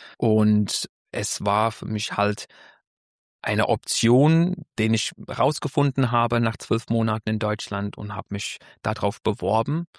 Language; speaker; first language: German; non-native, fluent; English